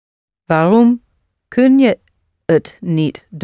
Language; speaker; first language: Dutch; non-native, learner; English